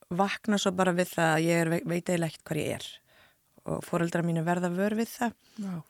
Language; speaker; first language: Icelandic; native; Icelandic